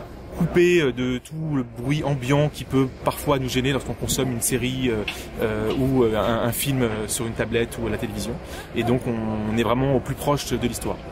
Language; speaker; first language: French; native; French